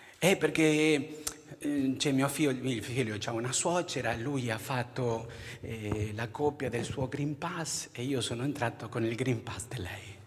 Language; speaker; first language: Italian; non-native, fluent; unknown